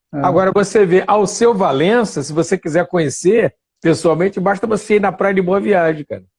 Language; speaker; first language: Portuguese; native; Portuguese